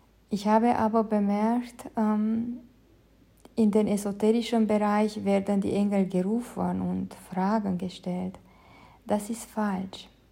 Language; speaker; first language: German; non-native, fluent; Romanian